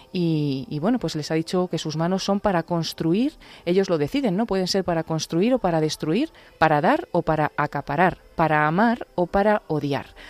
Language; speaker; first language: Spanish; native; Spanish